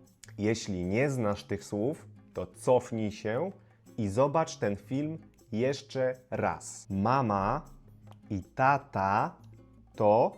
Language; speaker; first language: Polish; native; Polish